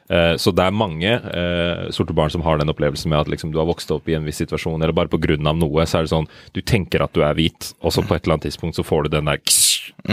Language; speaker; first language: Norwegian; early bilingual, other home language; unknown